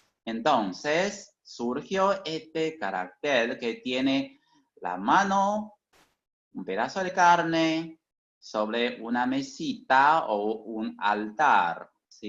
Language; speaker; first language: Spanish; non-native, fluent; Chinese